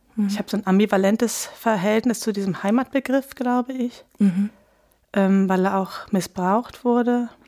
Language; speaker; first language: German; native; German